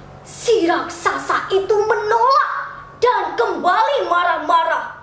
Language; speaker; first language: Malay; non-native, local second language; Balinese